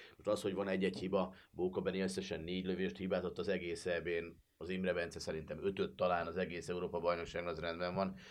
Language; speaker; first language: Hungarian; native; Hungarian